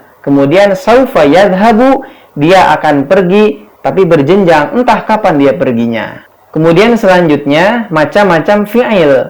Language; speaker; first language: Indonesian; native; Indonesian